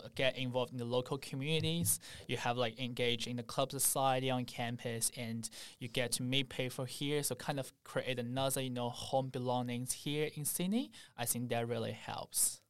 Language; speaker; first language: English; non-native, fluent; Chinese